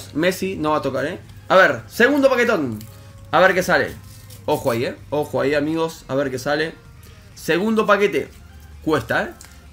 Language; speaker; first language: Spanish; native; Spanish